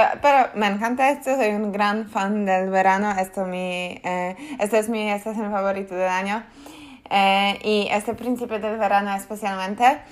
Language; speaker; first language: Spanish; non-native, learner; Polish